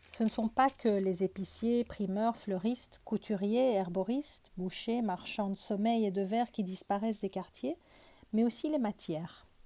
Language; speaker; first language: French; early bilingual, other home language; Turkish